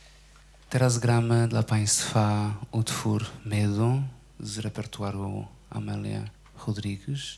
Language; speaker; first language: Polish; non-native, fluent; Portuguese